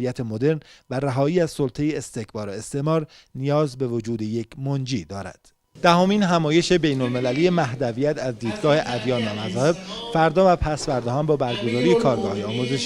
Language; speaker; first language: Persian; native; Persian